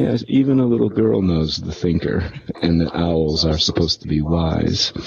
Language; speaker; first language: English; native; English